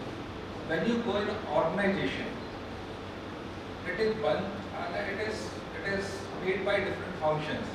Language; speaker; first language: English; non-native, local second language; Hindi